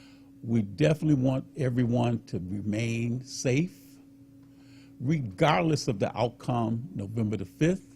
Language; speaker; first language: English; native; English